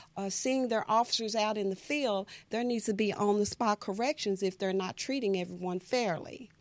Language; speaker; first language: English; native; English